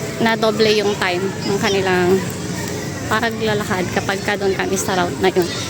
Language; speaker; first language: Filipino; native; Filipino